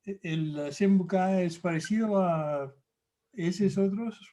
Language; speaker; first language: Spanish; non-native, fluent; English